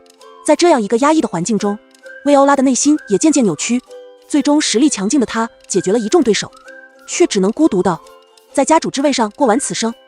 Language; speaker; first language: Chinese; native; Chinese